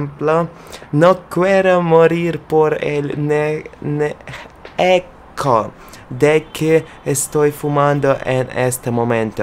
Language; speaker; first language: Spanish; non-native, learner; Russian